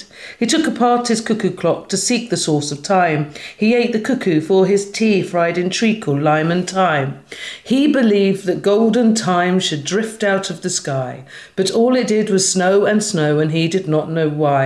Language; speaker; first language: English; native; English